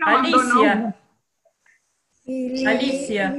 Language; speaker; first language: Spanish; native; Spanish